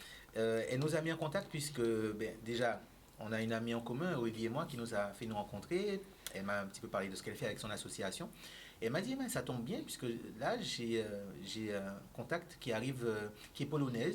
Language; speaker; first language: French; native; French